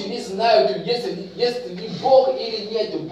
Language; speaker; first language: Russian; non-native, fluent; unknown